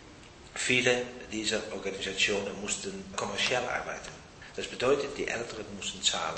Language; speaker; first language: German; non-native, fluent; Dutch